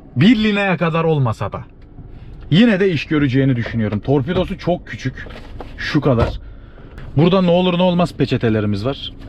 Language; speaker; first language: Turkish; native; Turkish